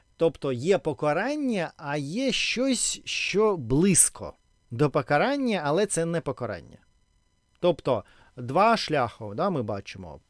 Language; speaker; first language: Ukrainian; non-native, local second language; Russian